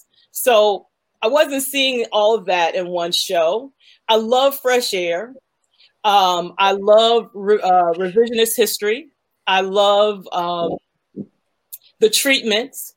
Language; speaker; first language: English; native; English